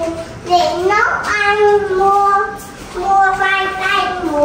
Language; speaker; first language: Vietnamese; early bilingual, heritage; Chinese